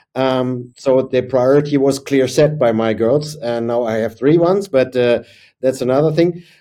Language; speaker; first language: English; non-native, fluent; German